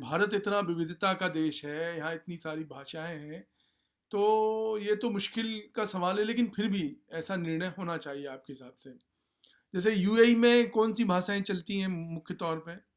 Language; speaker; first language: Hindi; native; Hindi